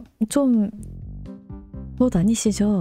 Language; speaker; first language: Korean; native; Korean